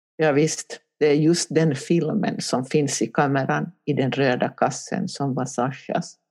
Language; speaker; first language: Swedish; native; Swedish